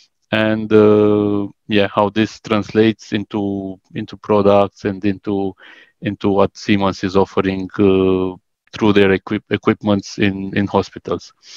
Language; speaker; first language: English; non-native, fluent; Romanian